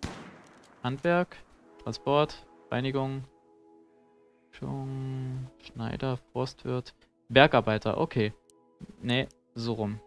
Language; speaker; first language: German; native; German